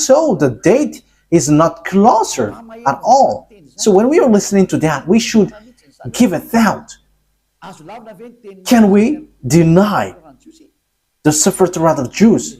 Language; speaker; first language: English; non-native, fluent; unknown